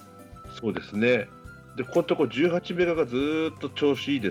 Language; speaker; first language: Japanese; native; Japanese